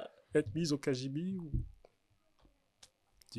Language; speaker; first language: French; early bilingual, other home language; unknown